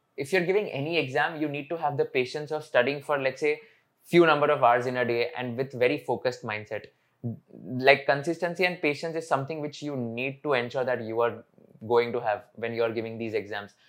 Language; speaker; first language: English; non-native, local second language; Hindi